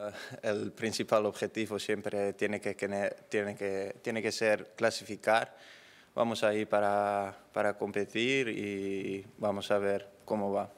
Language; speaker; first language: Spanish; non-native, fluent; Dutch